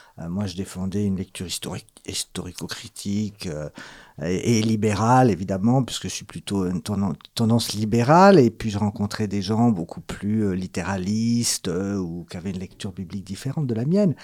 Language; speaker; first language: French; native; French